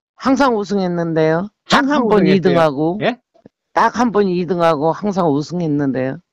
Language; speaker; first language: Korean; native; Korean